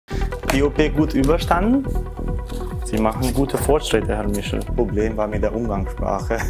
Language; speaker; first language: German; non-native, fluent; Albanian